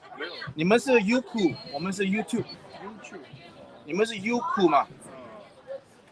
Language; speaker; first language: Chinese; early bilingual, heritage; Chinese